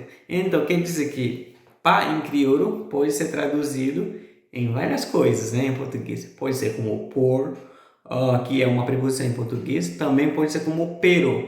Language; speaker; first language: Portuguese; non-native, fluent; Haitian Creole